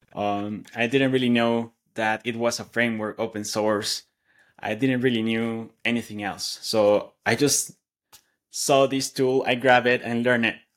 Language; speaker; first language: English; non-native, fluent; Spanish